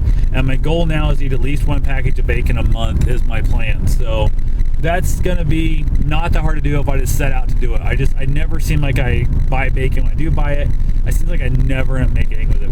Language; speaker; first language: English; native; English